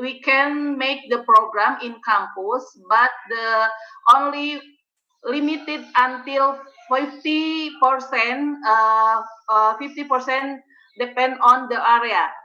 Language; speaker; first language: English; non-native, learner; Indonesian